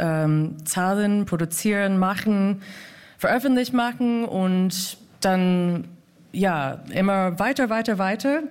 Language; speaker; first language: German; non-native, fluent; English